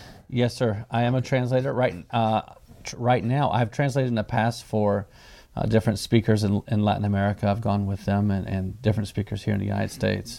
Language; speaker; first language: English; native; English